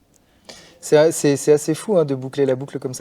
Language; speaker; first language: French; native; French